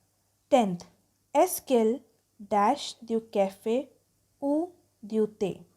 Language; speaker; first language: French; non-native, fluent; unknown